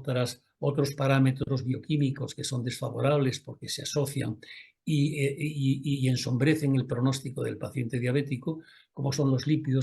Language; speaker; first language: Spanish; native; Spanish